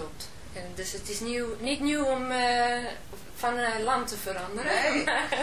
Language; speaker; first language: Dutch; non-native, fluent; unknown